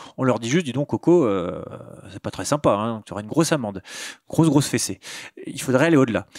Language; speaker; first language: French; native; French